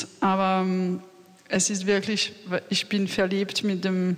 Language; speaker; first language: German; non-native, learner; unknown